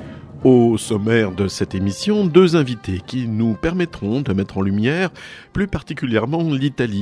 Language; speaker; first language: French; native; French